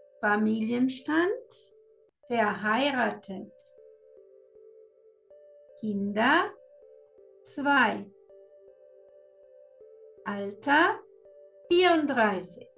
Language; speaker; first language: German; non-native, fluent; Spanish